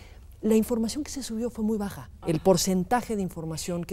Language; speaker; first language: Spanish; native; Spanish